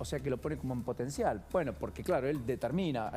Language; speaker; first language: Spanish; native; Spanish